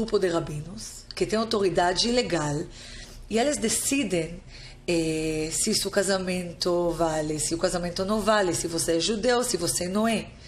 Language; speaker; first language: Portuguese; non-native, fluent; Hebrew